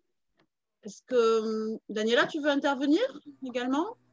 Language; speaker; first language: French; native; French